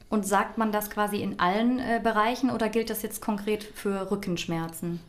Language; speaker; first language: German; native; German